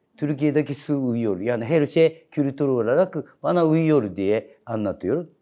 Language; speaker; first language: Turkish; non-native, learner; Japanese